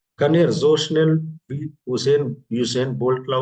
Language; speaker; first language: German; non-native, fluent; Hindi